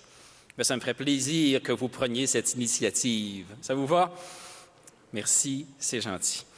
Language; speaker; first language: French; native; French